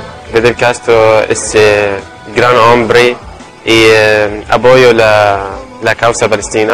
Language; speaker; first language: Spanish; non-native, learner; Arabic